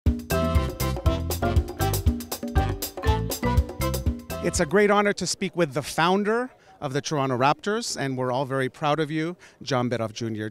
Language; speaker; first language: English; early bilingual, other home language; Macedonian